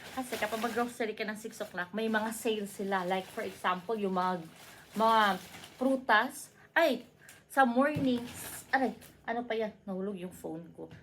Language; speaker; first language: Filipino; non-native, local second language; Cebuano